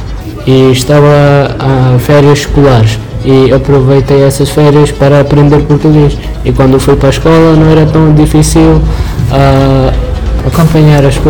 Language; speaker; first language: Portuguese; early bilingual, other home language; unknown